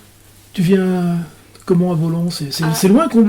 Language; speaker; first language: French; native; French